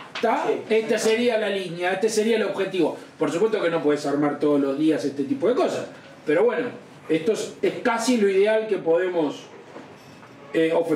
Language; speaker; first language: Spanish; native; Spanish